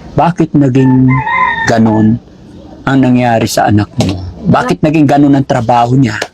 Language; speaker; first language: Filipino; non-native, local second language; Pangasinan